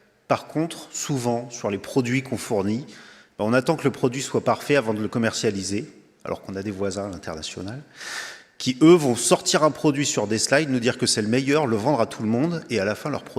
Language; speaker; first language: French; native; French